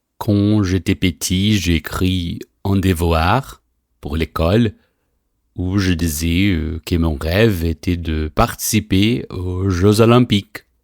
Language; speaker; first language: French; non-native, fluent; Portuguese